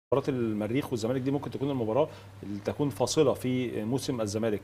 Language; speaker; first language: Arabic; native; Arabic